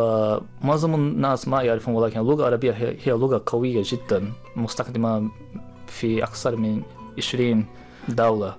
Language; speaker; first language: Arabic; non-native, fluent; Japanese